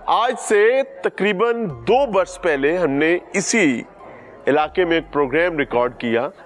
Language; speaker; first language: Urdu; native; Urdu